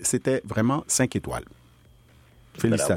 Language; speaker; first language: French; non-native, fluent; Spanish